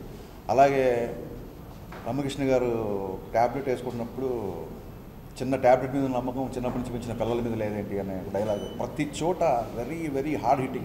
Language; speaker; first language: Telugu; native; Telugu